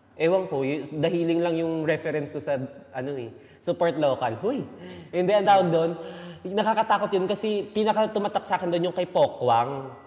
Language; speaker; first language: Filipino; native; Filipino